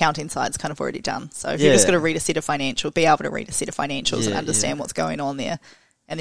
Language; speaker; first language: English; native; English